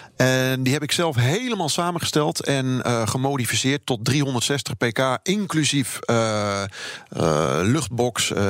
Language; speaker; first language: Dutch; native; Dutch